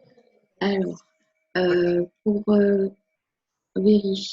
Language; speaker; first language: French; native; French